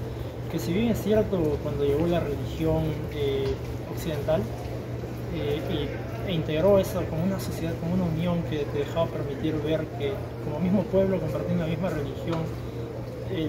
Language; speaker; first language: Spanish; native; Spanish